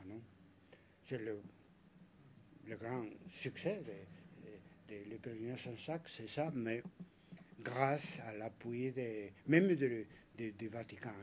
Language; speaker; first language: French; non-native, fluent; Spanish